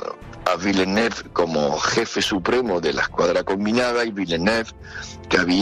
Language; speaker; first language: Spanish; native; Spanish